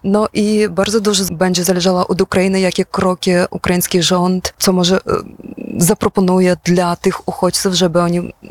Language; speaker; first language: Polish; non-native, fluent; Ukrainian